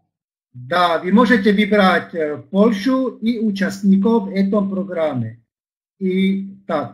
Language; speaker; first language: Polish; non-native, learner; Slovak